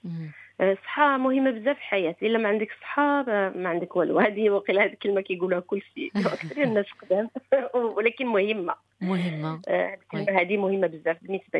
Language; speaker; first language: Arabic; early bilingual, heritage; Arabic